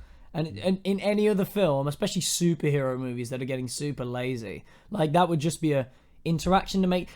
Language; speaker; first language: English; native; English